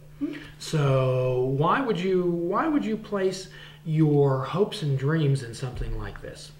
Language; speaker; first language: English; native; English